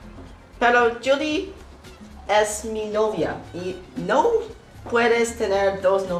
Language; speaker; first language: Spanish; non-native, learner; English